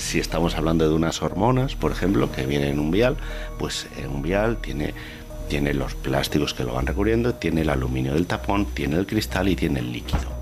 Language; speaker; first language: Spanish; native; Spanish